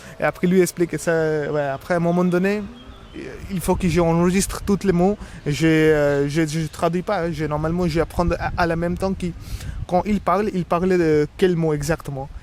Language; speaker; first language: French; non-native, learner; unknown